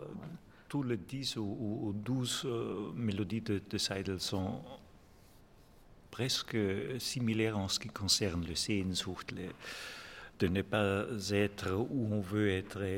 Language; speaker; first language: French; non-native, fluent; German